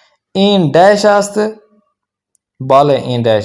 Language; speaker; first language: Persian; non-native, fluent; Urdu